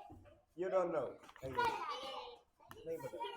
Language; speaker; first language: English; non-native, local second language; Hindi